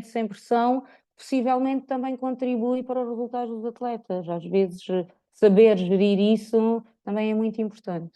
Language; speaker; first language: Portuguese; native; Portuguese